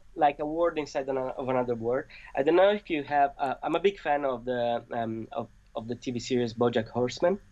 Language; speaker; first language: English; non-native, fluent; Italian